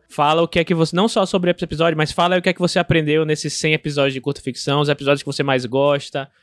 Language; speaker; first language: Portuguese; native; Portuguese